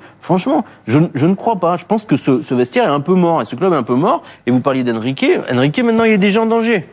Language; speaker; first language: French; native; French